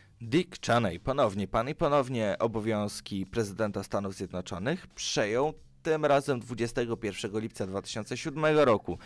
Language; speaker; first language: Polish; native; Polish